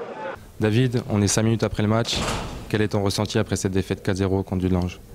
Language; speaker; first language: French; native; French